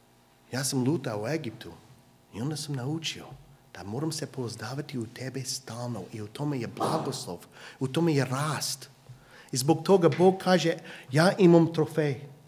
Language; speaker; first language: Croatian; non-native, fluent; English